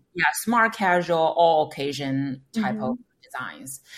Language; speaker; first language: English; non-native, fluent; Chinese